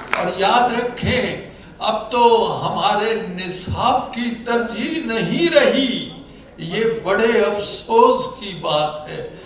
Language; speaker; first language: Urdu; non-native, local second language; Punjabi